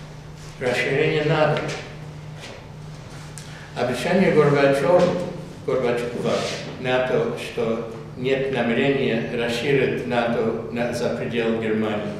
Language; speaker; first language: Russian; non-native, fluent; English